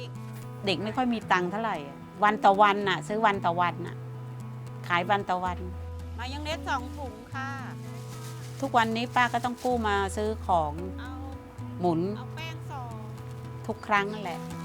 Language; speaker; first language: Thai; native; Thai